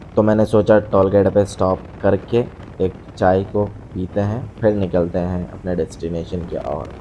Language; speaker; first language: Hindi; non-native, local second language; Urdu